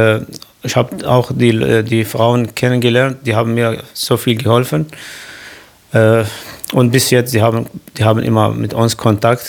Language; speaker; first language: German; non-native, local second language; Kurdish